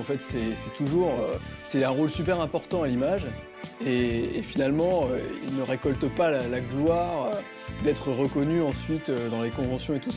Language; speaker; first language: French; native; French